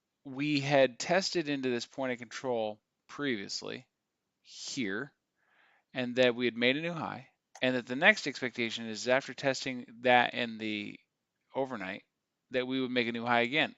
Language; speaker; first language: English; native; English